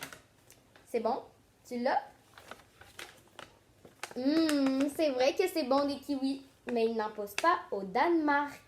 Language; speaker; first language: French; native; French